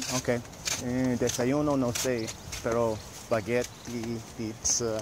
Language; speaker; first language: Spanish; non-native, learner; English